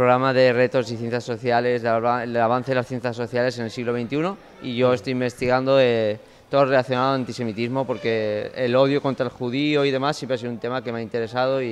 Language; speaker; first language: Spanish; native; Spanish